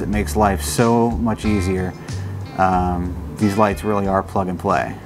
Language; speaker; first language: English; native; English